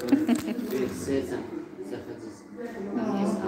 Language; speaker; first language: Russian; non-native, learner; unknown